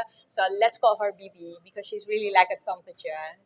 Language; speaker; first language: English; non-native, fluent; Dutch